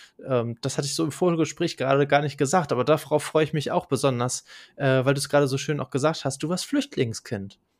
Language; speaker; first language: German; native; German